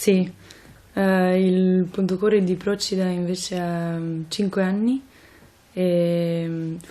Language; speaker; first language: Italian; non-native, fluent; French